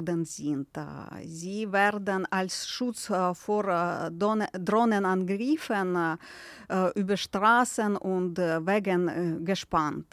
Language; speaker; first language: German; non-native, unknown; Ukrainian